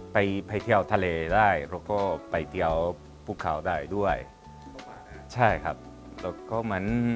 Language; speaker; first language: Thai; non-native, learner; Spanish